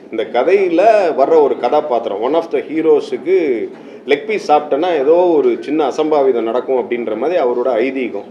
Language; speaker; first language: Tamil; native; Tamil